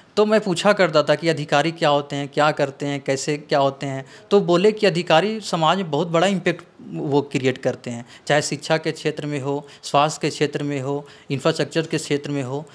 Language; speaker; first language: Hindi; native; Hindi